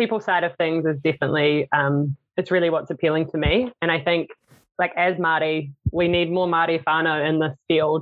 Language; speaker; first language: English; native; English